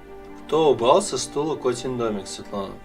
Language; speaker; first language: Russian; native; Russian